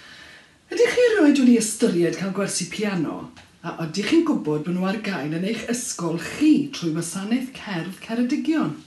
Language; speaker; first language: Welsh; native; Welsh